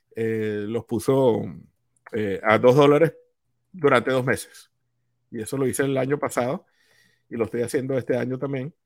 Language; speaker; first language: Spanish; native; Spanish